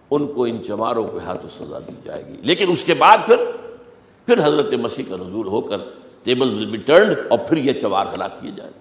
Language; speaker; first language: Urdu; native; Urdu